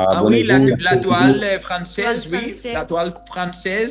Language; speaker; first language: French; non-native, learner; Greek